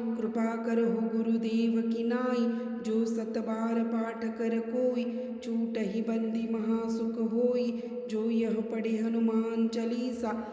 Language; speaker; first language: Hindi; non-native, local second language; Marathi